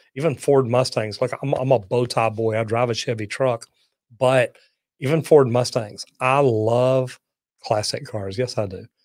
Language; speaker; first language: English; native; English